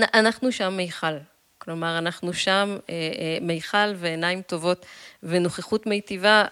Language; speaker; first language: Hebrew; early bilingual, other home language; Russian